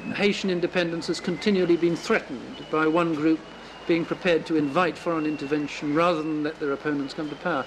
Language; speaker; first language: English; native; English